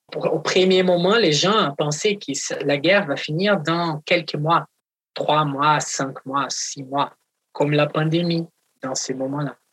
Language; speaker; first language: French; non-native, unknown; Portuguese